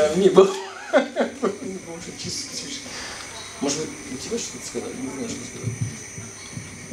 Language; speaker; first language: Russian; non-native, fluent; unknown